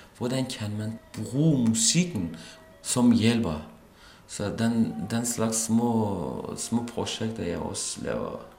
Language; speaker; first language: Danish; non-native, fluent; Kurdish